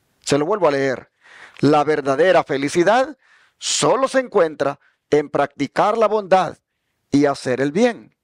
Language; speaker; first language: Spanish; native; Spanish